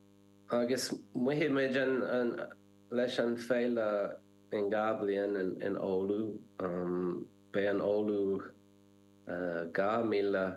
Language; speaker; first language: Irish; non-native, learner; English